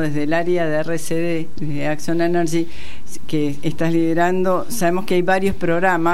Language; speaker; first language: Spanish; native; Spanish